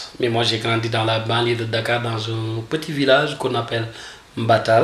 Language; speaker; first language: French; non-native, local second language; Wolof